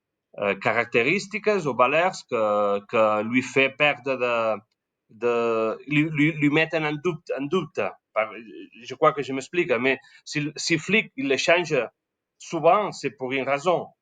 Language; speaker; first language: French; non-native, learner; Spanish